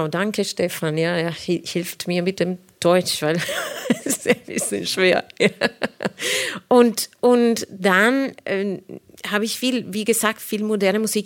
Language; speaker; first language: German; non-native, fluent; Spanish